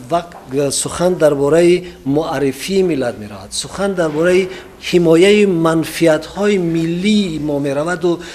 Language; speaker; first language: Persian; native; Persian